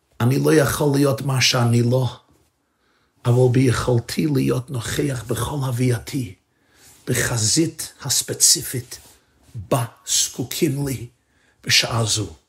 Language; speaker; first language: Hebrew; non-native, fluent; English